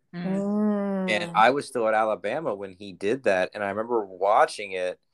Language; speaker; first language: English; native; English